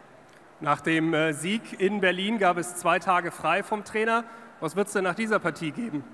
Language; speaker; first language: German; native; German